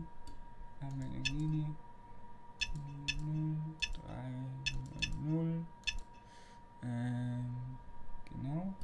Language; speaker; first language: German; native; German